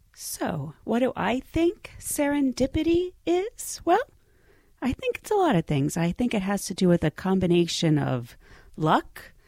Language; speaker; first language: English; native; English